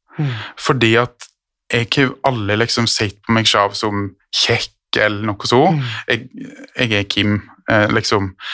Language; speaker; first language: Norwegian; native; Norwegian